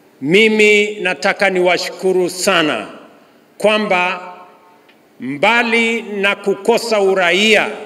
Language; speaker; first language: Swahili; non-native, local second language; Kalenjin